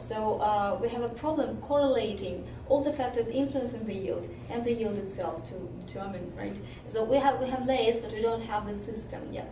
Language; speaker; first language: English; non-native, fluent; Russian